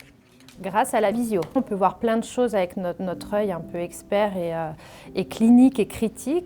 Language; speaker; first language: French; native; French